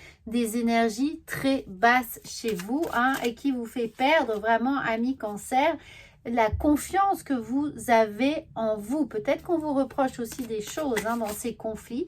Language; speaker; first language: French; native; French